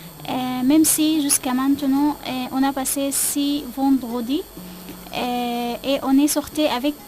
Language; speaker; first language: French; non-native, learner; Arabic